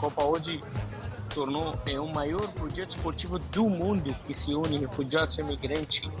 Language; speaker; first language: Portuguese; non-native, fluent; Arabic